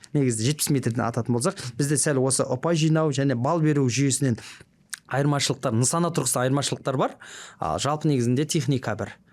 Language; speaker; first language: Kazakh; native; Kazakh